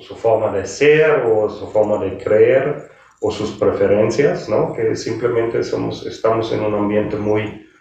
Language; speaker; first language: Spanish; non-native, fluent; German